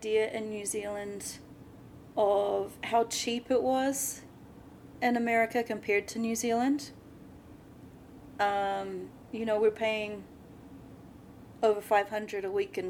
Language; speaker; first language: English; native; English